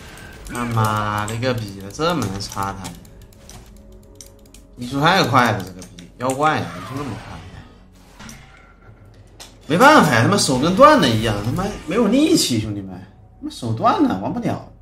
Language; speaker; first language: Chinese; native; Chinese